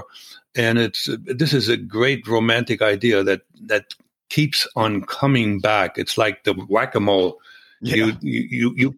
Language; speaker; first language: English; non-native, fluent; German